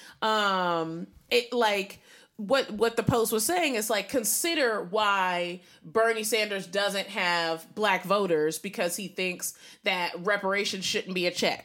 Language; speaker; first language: English; native; English